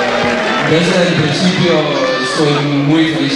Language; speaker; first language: Spanish; non-native, learner; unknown